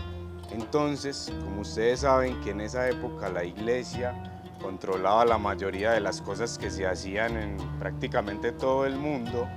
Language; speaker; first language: Spanish; native; Spanish